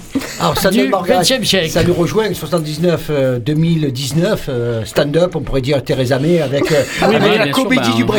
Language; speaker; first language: French; native; French